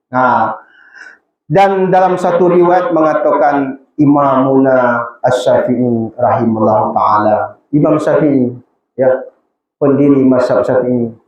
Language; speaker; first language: Malay; non-native, local second language; Minangkabau